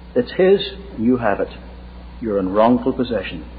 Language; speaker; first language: English; native; English